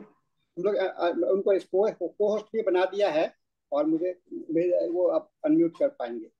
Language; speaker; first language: Hindi; native; Hindi